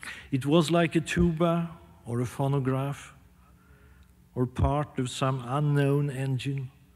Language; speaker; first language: English; non-native, fluent; Swedish